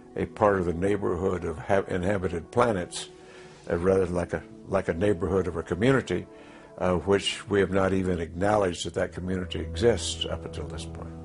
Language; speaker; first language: English; native; English